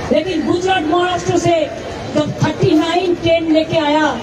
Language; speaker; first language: Hindi; non-native, local second language; Bangla